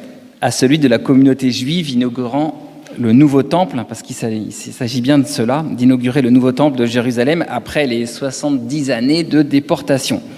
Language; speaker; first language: French; native; French